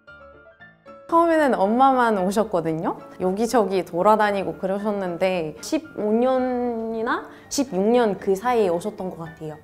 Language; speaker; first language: Korean; non-native, fluent; Arabic